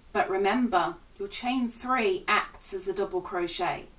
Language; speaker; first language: English; native; English